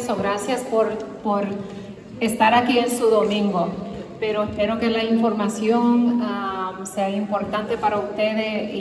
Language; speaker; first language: Spanish; early bilingual, heritage; Spanish